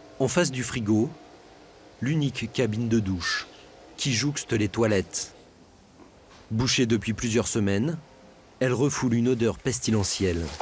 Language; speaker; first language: French; native; French